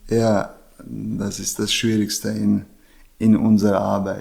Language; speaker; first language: German; non-native, learner; Chechen